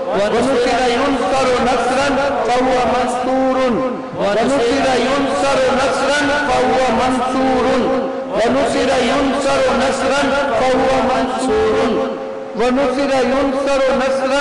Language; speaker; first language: Arabic; non-native, fluent; Urdu